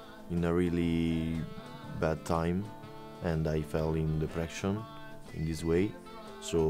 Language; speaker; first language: English; non-native, learner; Italian